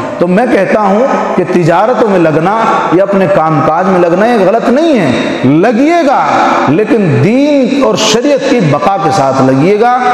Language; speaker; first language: Urdu; native; Urdu